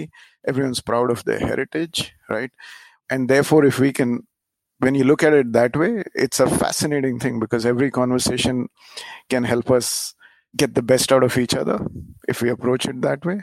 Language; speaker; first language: English; non-native, local second language; Marathi